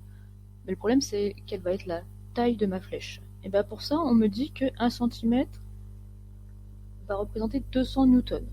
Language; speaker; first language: French; native; French